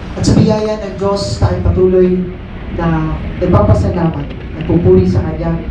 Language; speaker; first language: Filipino; native; Filipino